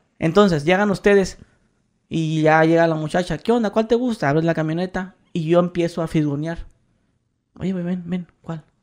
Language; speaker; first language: Spanish; native; Spanish